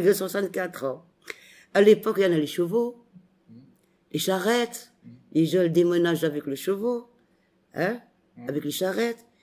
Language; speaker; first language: French; non-native, local second language; Arabic